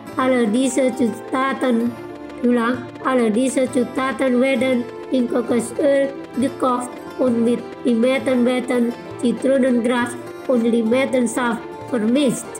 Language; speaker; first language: German; non-native, fluent; Indonesian